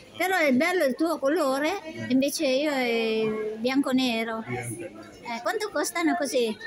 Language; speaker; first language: Italian; non-native, learner; Filipino